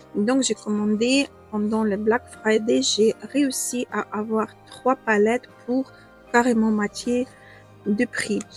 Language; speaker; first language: French; non-native, fluent; Ukrainian